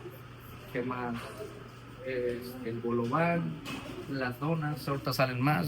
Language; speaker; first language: Spanish; native; Spanish